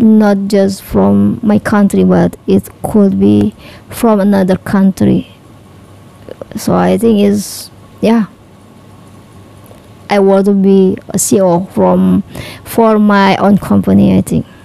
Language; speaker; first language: English; non-native, learner; Indonesian